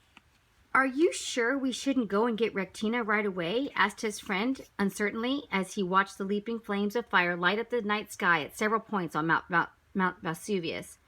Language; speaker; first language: English; native; English